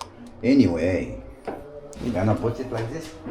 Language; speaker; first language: English; non-native, learner; Arabic